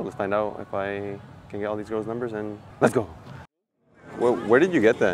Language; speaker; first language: English; early bilingual, other home language; Spanish